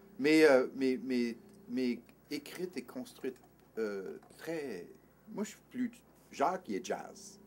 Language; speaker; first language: French; native; French